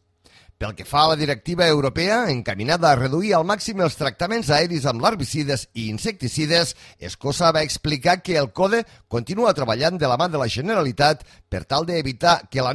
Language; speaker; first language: Catalan; native; Catalan